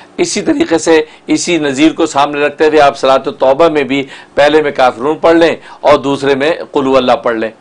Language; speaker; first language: Urdu; native; Urdu